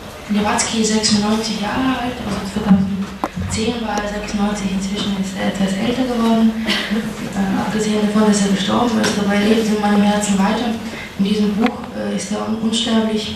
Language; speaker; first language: German; non-native, fluent; Russian